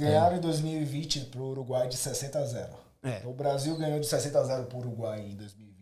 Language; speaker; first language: Portuguese; native; Portuguese